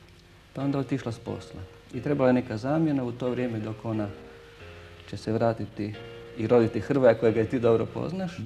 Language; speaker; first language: Croatian; native; Croatian